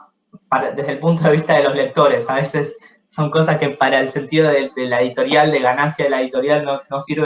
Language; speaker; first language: Spanish; native; Spanish